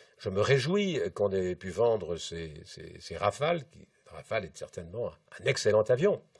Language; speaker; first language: French; native; French